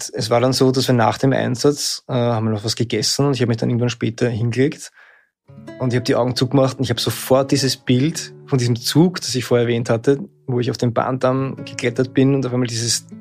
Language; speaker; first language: German; native; German